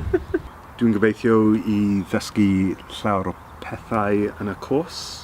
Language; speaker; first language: Welsh; non-native, learner; English